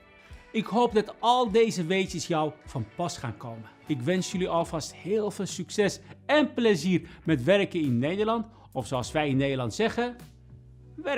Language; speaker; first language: Dutch; non-native, fluent; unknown